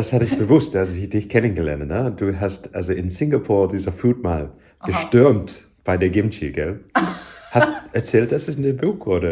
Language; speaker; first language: German; non-native, learner; English